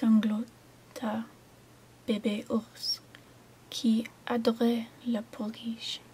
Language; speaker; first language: French; non-native, learner; English